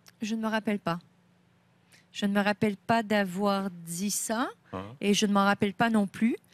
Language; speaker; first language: French; native; French